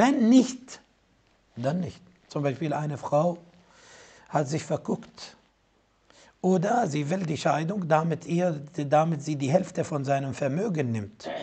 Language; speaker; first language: German; non-native, fluent; Arabic